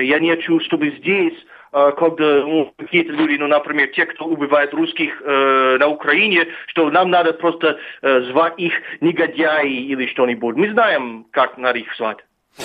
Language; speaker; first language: Russian; non-native, fluent; English